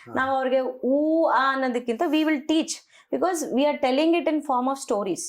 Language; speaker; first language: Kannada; non-native, local second language; Telugu